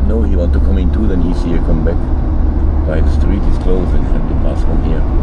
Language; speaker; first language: English; non-native, learner; Italian